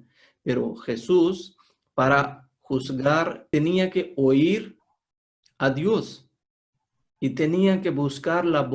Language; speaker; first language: Spanish; non-native, fluent; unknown